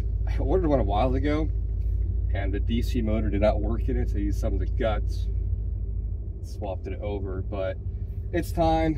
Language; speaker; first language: English; native; English